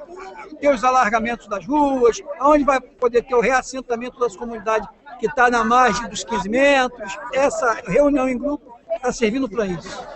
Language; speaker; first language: Portuguese; native; Portuguese